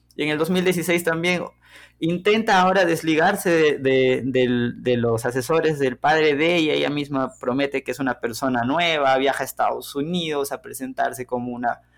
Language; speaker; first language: Spanish; native; Spanish